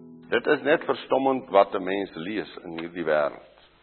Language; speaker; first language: Afrikaans; native; Afrikaans